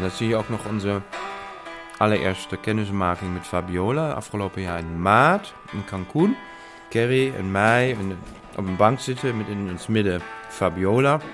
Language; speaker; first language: Dutch; non-native, fluent; German